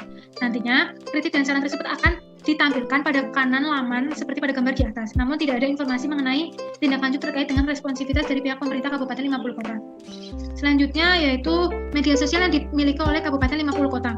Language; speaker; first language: Indonesian; native; Indonesian